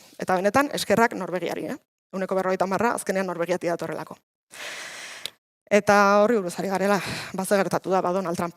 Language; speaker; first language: Basque; native; Basque